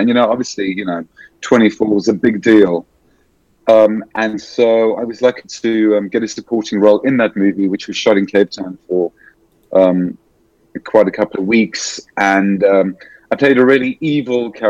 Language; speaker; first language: English; native; English